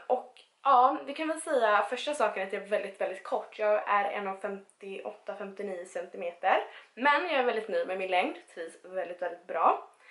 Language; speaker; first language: Swedish; early bilingual, other home language; Spanish